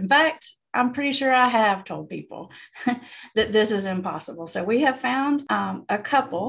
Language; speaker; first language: English; native; English